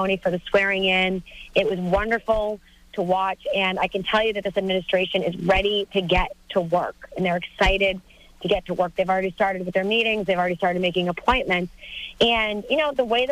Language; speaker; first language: English; native; English